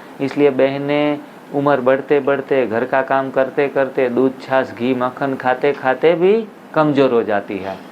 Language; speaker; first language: Hindi; non-native, local second language; Gujarati